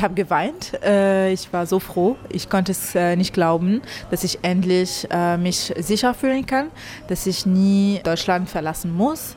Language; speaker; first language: German; non-native, fluent; Arabic